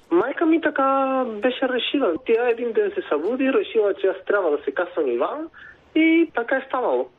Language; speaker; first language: Bulgarian; non-native, fluent; Spanish